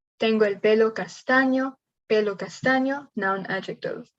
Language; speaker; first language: Spanish; non-native, learner; English